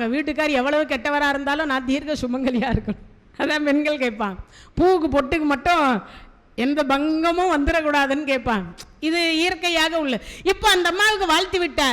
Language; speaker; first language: Tamil; native; Tamil